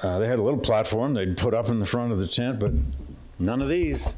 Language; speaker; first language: English; native; English